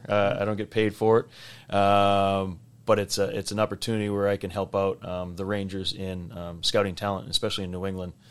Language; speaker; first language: English; native; English